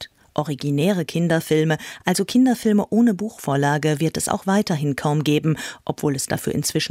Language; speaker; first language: German; native; German